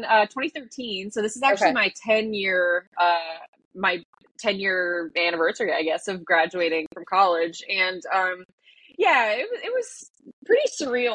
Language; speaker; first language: English; native; English